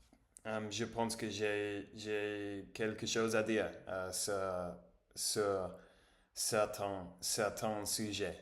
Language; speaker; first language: French; non-native, learner; English